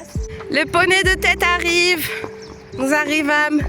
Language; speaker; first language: French; native; French